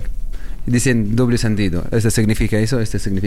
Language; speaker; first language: Spanish; non-native, learner; Arabic